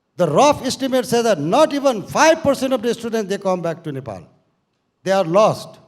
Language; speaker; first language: English; non-native, local second language; Nepali